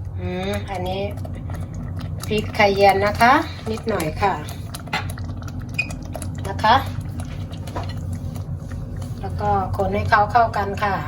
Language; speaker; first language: Thai; native; Thai